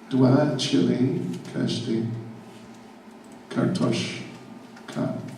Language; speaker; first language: Russian; non-native, learner; English